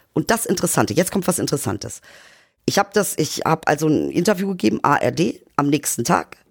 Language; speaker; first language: German; early bilingual, other home language; Turkish